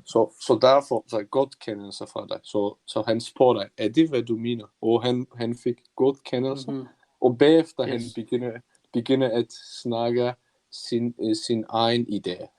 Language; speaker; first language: Danish; non-native, learner; Turkish